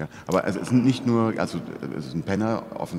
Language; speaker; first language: German; native; German